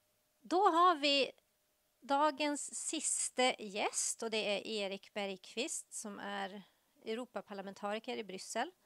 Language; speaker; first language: Swedish; native; Swedish